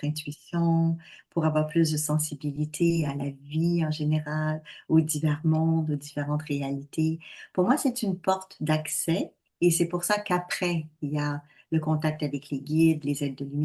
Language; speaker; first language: French; native; French